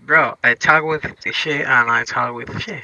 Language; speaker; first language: English; non-native, learner; Spanish